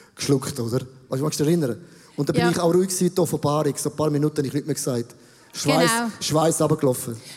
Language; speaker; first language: German; native; German